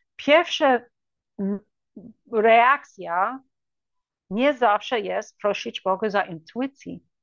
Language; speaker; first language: Polish; early bilingual, heritage; English